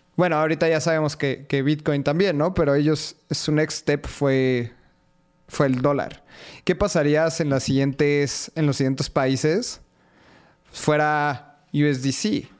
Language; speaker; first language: Spanish; native; Spanish